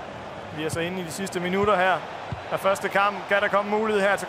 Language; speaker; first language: Danish; native; Danish